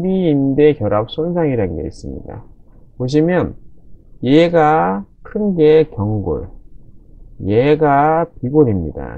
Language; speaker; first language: Korean; native; Korean